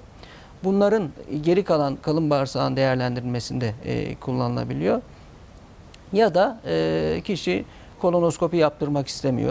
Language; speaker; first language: Turkish; native; Turkish